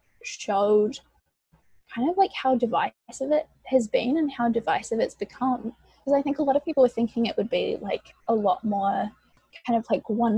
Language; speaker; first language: English; native; English